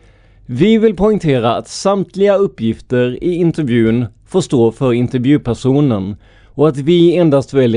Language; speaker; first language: Swedish; native; Swedish